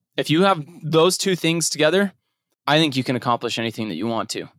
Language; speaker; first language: English; native; English